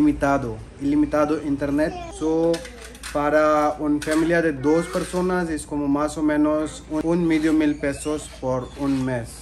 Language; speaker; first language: Spanish; non-native, learner; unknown